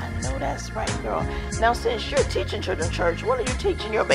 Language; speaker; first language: English; native; English